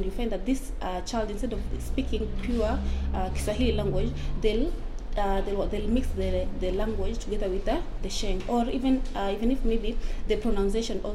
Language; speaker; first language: English; non-native, local second language; Swahili